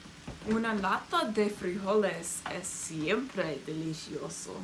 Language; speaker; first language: Spanish; non-native, learner; English